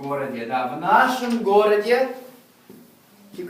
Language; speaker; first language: Russian; non-native, fluent; English